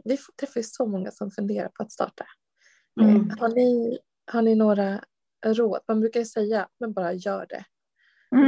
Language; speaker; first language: Swedish; native; Swedish